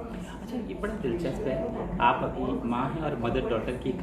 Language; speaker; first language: Hindi; native; Hindi